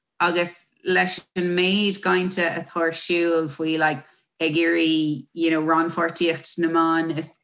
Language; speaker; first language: Irish; non-native, local second language; English